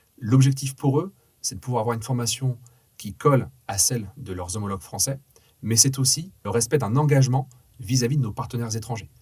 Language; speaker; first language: French; native; French